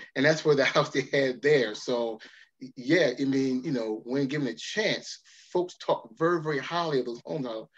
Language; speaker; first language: English; native; English